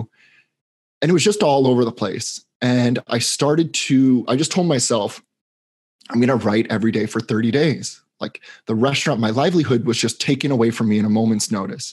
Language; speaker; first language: English; native; English